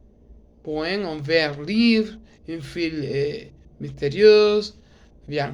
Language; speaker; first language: French; non-native, learner; Spanish